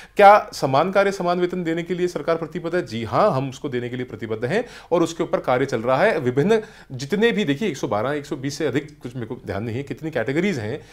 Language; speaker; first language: Hindi; native; Hindi